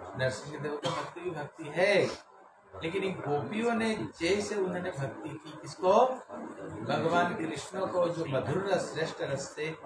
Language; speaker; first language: Hindi; non-native, local second language; Bangla